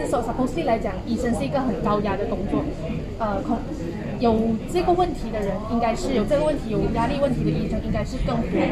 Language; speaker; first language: Chinese; native; Chinese